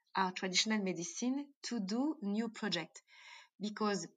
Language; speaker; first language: English; non-native, fluent; French